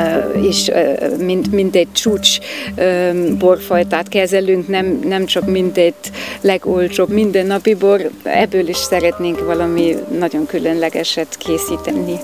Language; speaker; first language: Hungarian; non-native, fluent; German